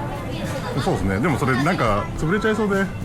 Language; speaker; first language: Japanese; native; Japanese